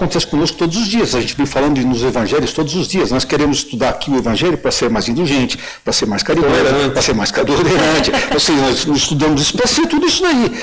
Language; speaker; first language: Portuguese; native; Portuguese